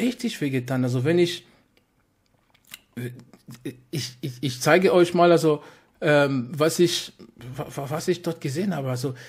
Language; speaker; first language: German; non-native, fluent; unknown